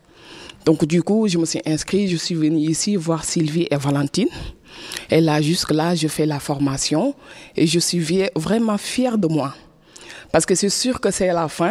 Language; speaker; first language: French; non-native, fluent; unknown